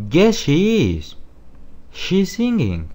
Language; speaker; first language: English; non-native, fluent; Spanish